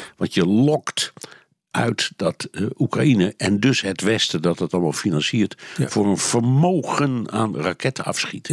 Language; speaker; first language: Dutch; native; Dutch